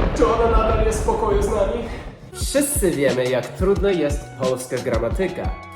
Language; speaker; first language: Polish; non-native, fluent; English